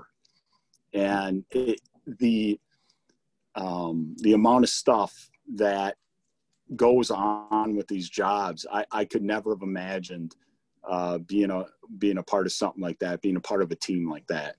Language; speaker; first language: English; native; English